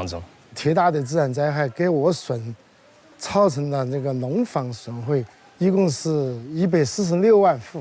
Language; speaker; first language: Chinese; native; Chinese